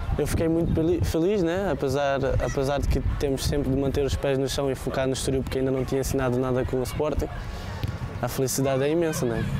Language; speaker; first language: Portuguese; native; Portuguese